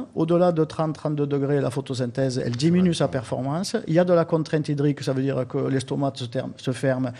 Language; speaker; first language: French; native; French